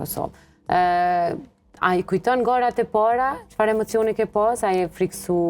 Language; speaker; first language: Albanian; native; Albanian